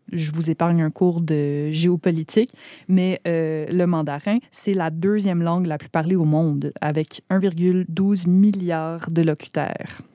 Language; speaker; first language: French; native; French